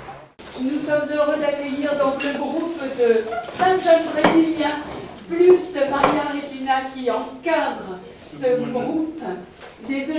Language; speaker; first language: French; native; French